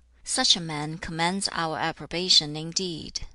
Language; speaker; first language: English; non-native, fluent; Chinese